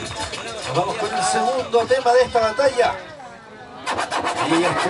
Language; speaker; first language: Spanish; native; Spanish